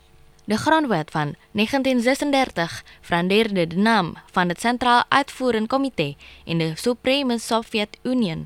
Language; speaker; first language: Dutch; non-native, fluent; Indonesian